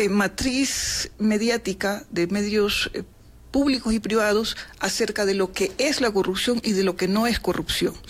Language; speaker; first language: Spanish; native; Spanish